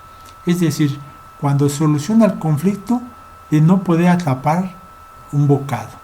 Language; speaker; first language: Spanish; native; Spanish